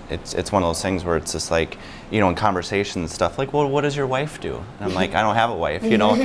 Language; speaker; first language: English; native; English